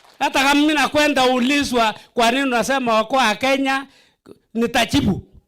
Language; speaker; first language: Swahili; non-native, local second language; Kalenjin